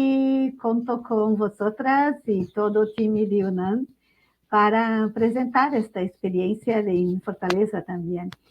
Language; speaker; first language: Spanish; non-native, fluent; Portuguese